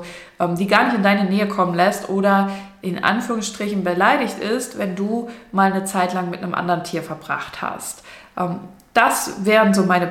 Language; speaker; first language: German; native; German